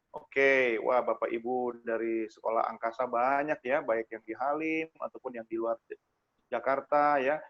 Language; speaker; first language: Indonesian; native; Indonesian